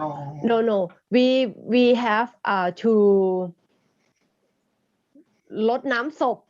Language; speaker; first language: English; non-native, learner; Thai